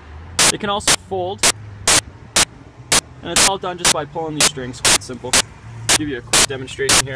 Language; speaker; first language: English; native; English